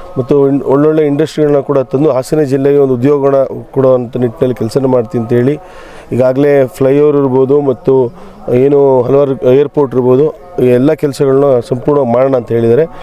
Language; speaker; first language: Kannada; native; Kannada